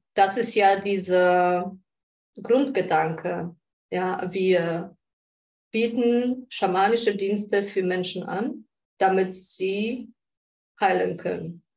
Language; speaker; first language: German; non-native, fluent; Polish